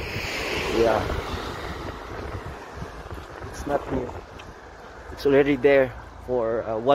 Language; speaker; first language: English; non-native, local second language; Filipino